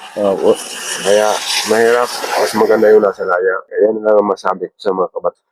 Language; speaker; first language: Filipino; non-native, local second language; Bikol